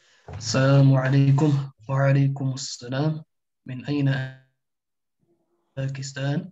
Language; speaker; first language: Arabic; non-native, learner; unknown